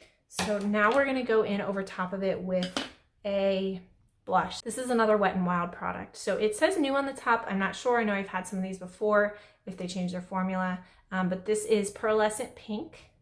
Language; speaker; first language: English; native; English